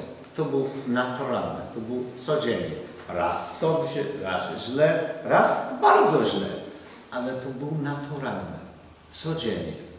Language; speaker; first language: Polish; non-native, learner; English